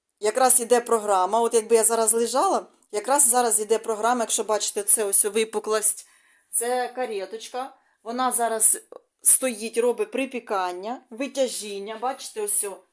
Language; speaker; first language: Ukrainian; non-native, local second language; Russian